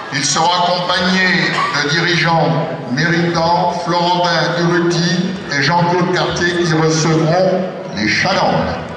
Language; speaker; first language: French; native; French